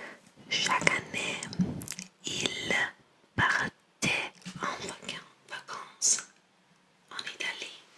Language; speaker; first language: French; non-native, learner; English